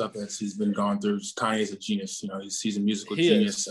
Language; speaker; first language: English; native; English